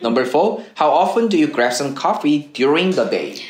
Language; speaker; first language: English; non-native, fluent; Korean